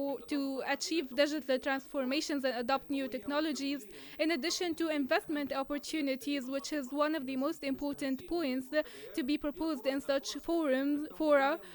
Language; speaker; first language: English; non-native, fluent; Arabic